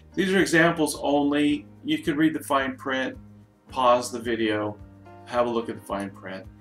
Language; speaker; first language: English; native; English